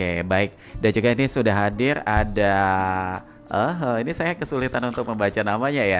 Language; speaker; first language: Indonesian; native; Indonesian